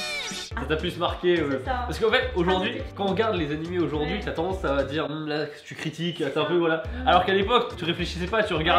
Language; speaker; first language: French; native; French